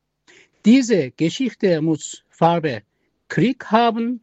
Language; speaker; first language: German; non-native, learner; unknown